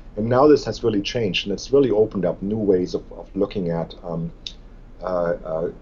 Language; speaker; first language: English; non-native, fluent; German